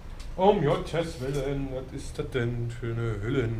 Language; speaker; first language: German; native; German